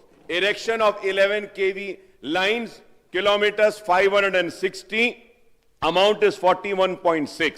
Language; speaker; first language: English; non-native, local second language; Urdu